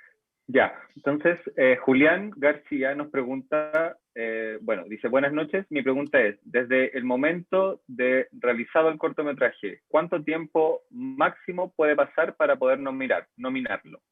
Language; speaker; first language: Spanish; native; Spanish